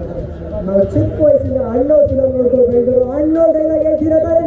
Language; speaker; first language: Kannada; native; Kannada